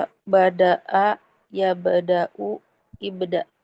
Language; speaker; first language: Arabic; non-native, learner; Indonesian